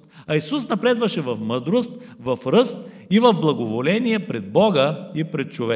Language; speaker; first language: Bulgarian; native; Bulgarian